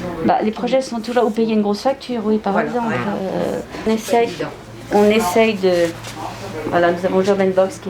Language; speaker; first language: French; native; French